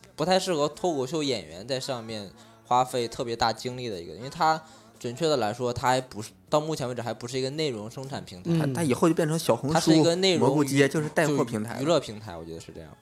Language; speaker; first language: Chinese; native; Chinese